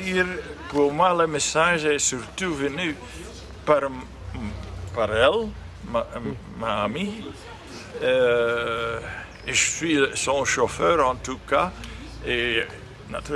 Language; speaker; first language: French; non-native, local second language; Dutch